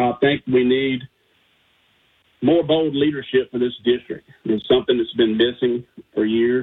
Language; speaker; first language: English; native; English